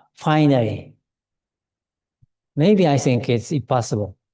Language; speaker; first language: English; non-native, learner; Japanese